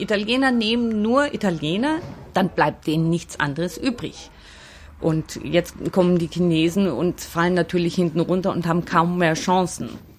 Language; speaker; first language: German; native; German